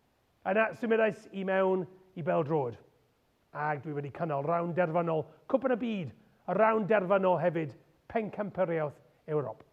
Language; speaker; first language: Welsh; non-native, local second language; English